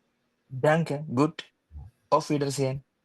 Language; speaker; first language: German; non-native, learner; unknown